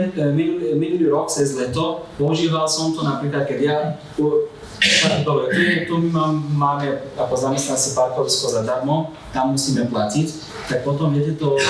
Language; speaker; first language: Slovak; non-native, fluent; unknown